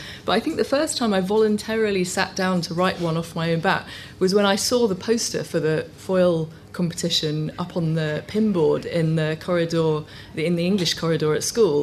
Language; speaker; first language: English; native; English